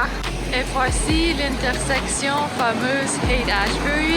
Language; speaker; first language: French; non-native, learner; English